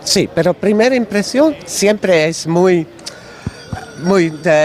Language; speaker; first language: Spanish; non-native, learner; Dutch